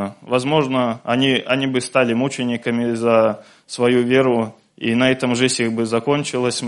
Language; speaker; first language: Russian; native; Russian